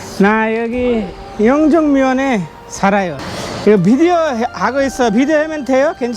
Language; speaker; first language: Korean; non-native, learner; Bangla